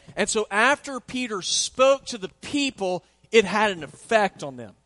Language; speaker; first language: English; native; English